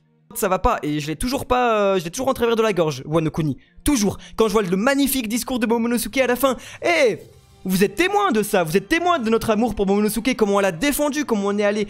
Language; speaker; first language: French; native; French